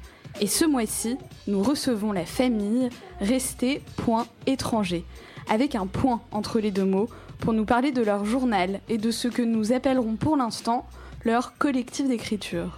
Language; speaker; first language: French; native; French